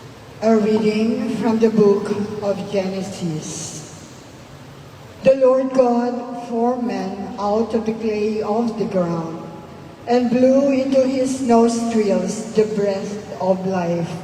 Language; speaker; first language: English; non-native, local second language; Filipino